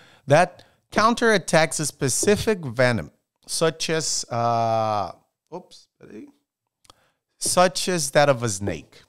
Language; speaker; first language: English; non-native, fluent; Portuguese